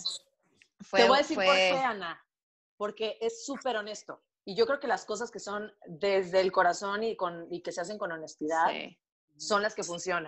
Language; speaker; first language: Spanish; native; Spanish